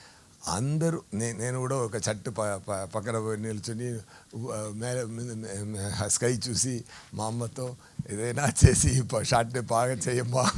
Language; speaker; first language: Telugu; non-native, fluent; Tamil